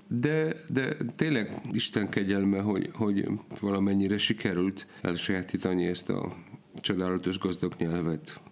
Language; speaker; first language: Hungarian; non-native, fluent; Polish